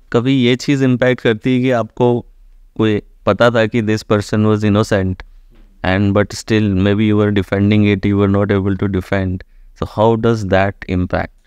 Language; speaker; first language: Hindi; native; Hindi